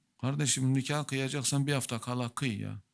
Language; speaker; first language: Turkish; native; Turkish